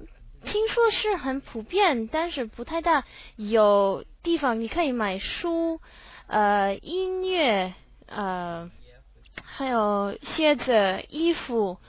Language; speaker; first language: Chinese; non-native, learner; English